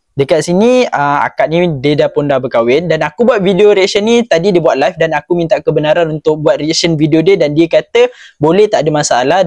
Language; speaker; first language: Malay; native; Malay